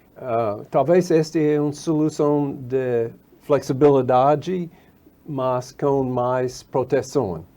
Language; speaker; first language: Portuguese; non-native, fluent; English